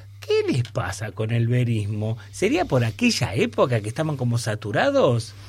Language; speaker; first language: Spanish; native; Spanish